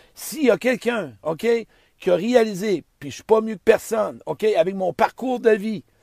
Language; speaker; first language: French; native; French